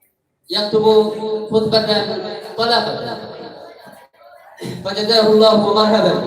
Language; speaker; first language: Arabic; non-native, learner; Bangla